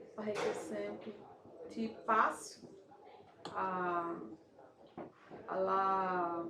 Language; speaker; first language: French; non-native, learner; Portuguese